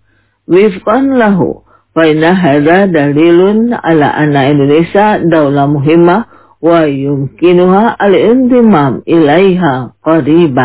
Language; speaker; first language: Arabic; non-native, fluent; Indonesian